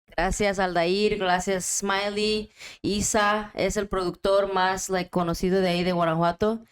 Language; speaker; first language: Spanish; early bilingual, heritage; Spanish